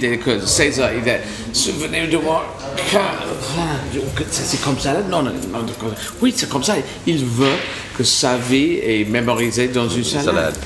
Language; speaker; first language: French; non-native, learner; English